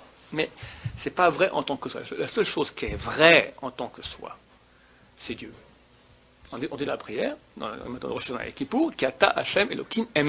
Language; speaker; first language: French; native; French